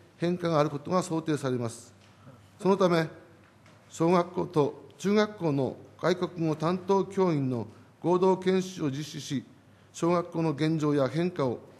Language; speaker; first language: Japanese; native; Japanese